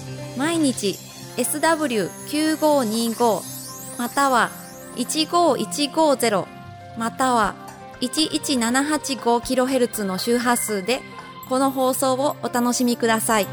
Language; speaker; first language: Japanese; non-native, fluent; Indonesian